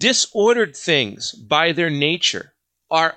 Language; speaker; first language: English; native; English